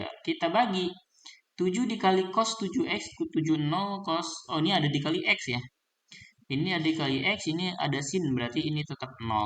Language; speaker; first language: Indonesian; native; Indonesian